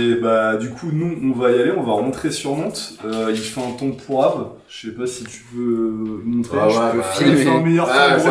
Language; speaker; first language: French; native; French